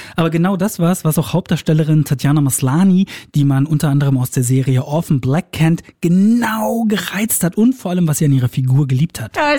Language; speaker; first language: German; native; German